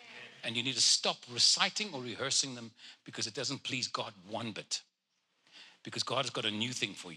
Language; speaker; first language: English; non-native, local second language; Afrikaans